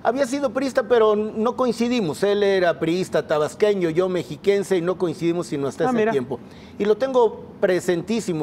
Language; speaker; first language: Spanish; native; Spanish